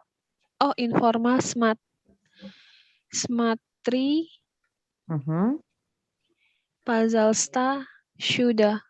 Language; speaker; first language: Russian; non-native, learner; Indonesian